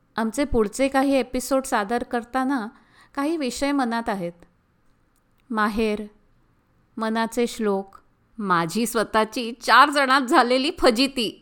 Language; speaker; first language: Marathi; early bilingual, heritage; Marathi